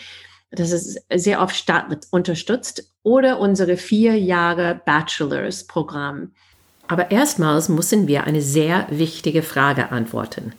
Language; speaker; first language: German; non-native, fluent; English